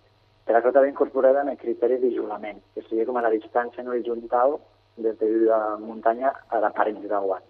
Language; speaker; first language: Catalan; native; Catalan